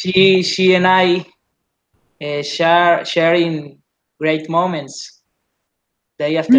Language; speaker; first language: English; non-native, learner; Spanish